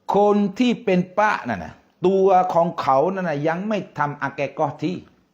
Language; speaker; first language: Thai; non-native, local second language; Malay